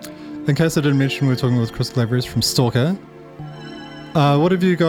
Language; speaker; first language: English; native; English